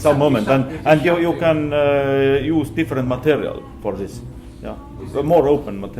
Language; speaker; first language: English; non-native, fluent; Estonian